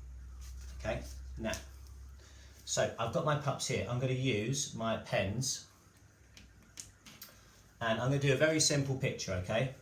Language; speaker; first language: English; native; English